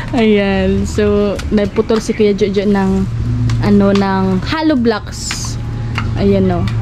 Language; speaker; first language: Filipino; non-native, local second language; Masbatenyo